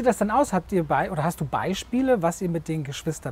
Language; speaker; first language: German; native; German